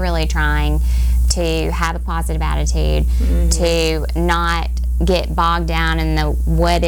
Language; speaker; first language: English; native; English